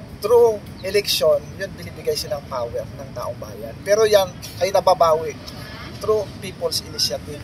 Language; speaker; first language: Filipino; native; Filipino